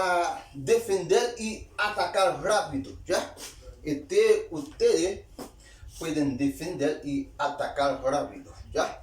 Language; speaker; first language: Spanish; non-native, learner; Haitian Creole